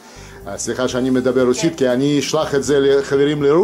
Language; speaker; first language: Hebrew; non-native, learner; Russian